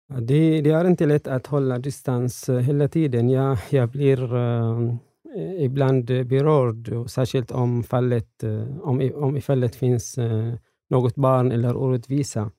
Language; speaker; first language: Swedish; non-native, fluent; Arabic